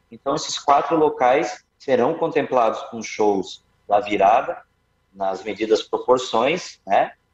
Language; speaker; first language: Portuguese; native; Portuguese